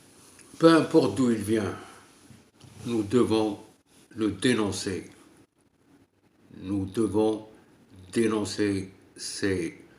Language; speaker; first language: French; non-native, local second language; Arabic